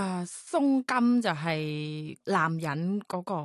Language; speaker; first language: Cantonese; non-native, fluent; Thai